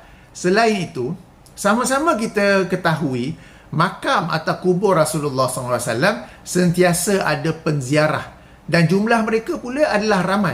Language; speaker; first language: Malay; native; Malay